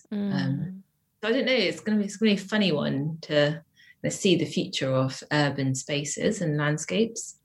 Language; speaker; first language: English; native; English